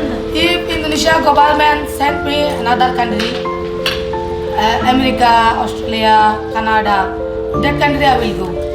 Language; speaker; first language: English; non-native, learner; Rohingya